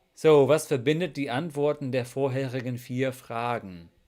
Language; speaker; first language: German; non-native, fluent; English